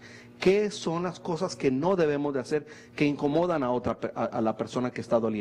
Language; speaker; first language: Spanish; native; Spanish